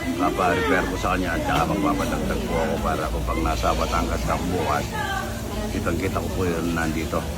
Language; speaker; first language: Filipino; non-native, local second language; Pampanga